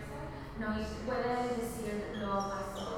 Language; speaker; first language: Spanish; non-native, learner; English